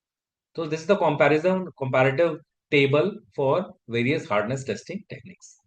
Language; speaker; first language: English; non-native, local second language; Hindi